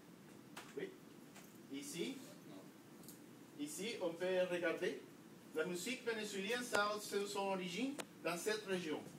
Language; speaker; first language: French; non-native, learner; Spanish